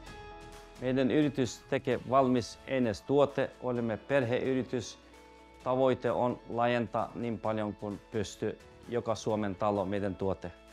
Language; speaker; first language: Finnish; non-native, learner; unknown